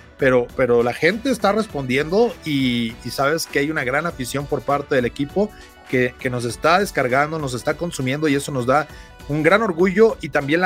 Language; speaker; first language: Spanish; native; Spanish